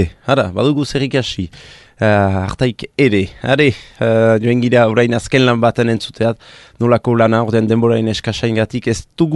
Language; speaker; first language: Basque; native; Basque